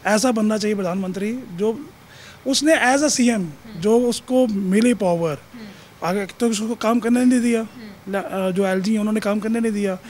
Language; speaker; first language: Hindi; native; Hindi